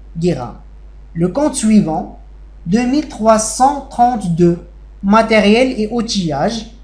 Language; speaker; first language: French; non-native, local second language; Arabic